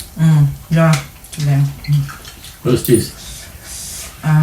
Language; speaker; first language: English; non-native, learner; Thai